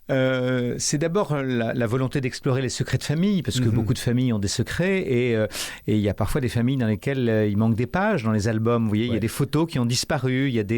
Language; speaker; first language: French; native; French